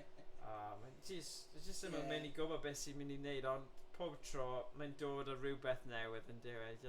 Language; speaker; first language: Welsh; native; Welsh